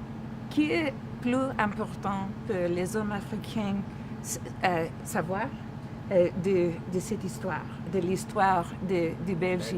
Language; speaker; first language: French; non-native, learner; English